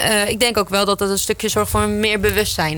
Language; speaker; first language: Dutch; native; Dutch